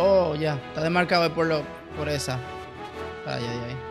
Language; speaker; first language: Spanish; native; Spanish